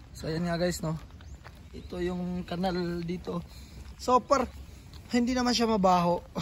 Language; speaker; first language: Filipino; native; Filipino